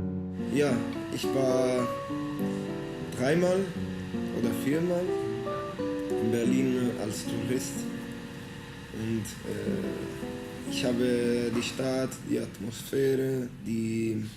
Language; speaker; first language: German; non-native, fluent; Italian